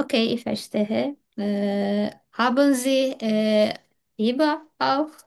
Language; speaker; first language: German; non-native, fluent; Turkish